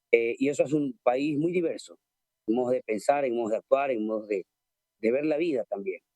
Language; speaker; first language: Spanish; native; Spanish